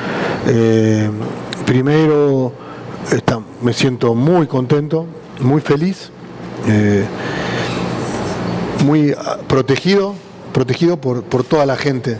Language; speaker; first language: Portuguese; non-native, learner; Spanish